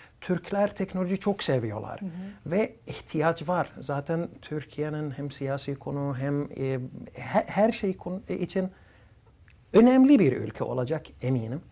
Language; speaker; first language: Turkish; early bilingual, other home language; Arabic